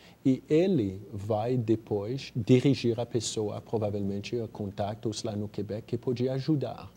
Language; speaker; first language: Portuguese; non-native, fluent; French